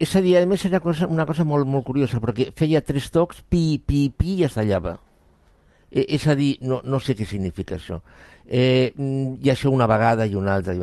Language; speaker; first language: Catalan; non-native, local second language; Spanish